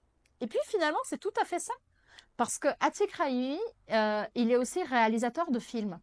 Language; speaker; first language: French; non-native, fluent; Portuguese